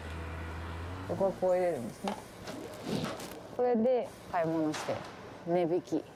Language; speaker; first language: Japanese; native; Japanese